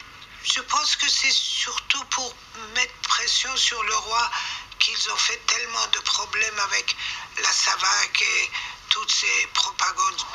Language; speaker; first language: French; non-native, fluent; Persian